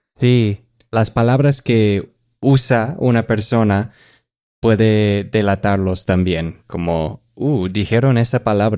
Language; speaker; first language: Spanish; non-native, fluent; English